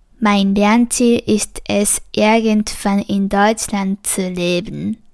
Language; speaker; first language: German; non-native, fluent; Japanese